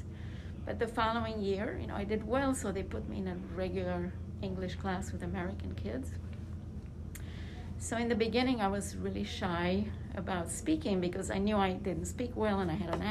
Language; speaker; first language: English; non-native, fluent; Romanian